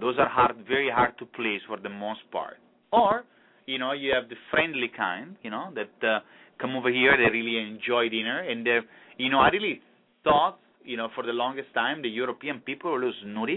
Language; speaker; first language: English; non-native, fluent; Italian